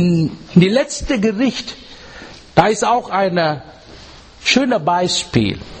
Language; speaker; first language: German; non-native, learner; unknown